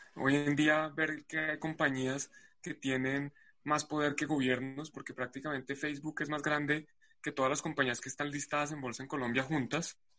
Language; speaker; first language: Spanish; native; Spanish